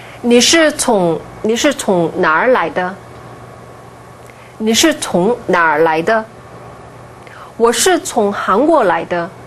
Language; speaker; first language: Chinese; non-native, fluent; Korean